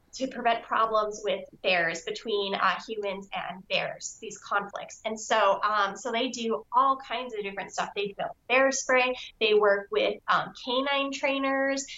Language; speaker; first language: English; native; English